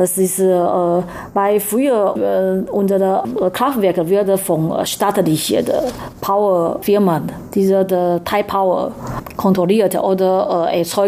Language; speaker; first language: German; non-native, learner; Chinese